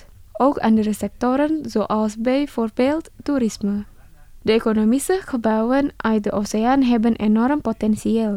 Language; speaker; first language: Dutch; non-native, learner; Indonesian